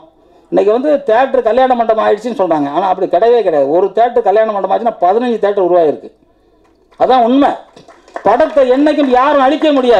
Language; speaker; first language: Tamil; native; Tamil